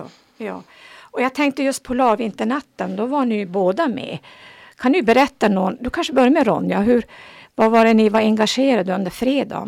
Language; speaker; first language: Swedish; native; Swedish